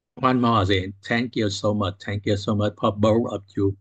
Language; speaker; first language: English; non-native, learner; Vietnamese